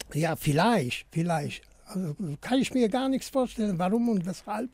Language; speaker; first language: German; non-native, fluent; Polish